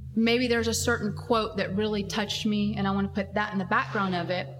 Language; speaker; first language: English; native; English